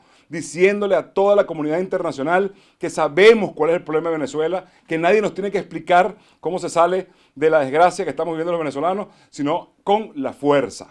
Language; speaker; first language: Spanish; native; Spanish